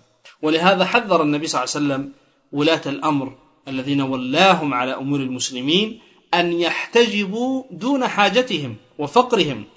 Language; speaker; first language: Arabic; native; Arabic